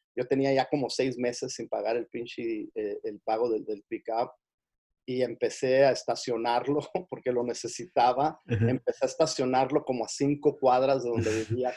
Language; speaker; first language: Spanish; early bilingual, heritage; Spanish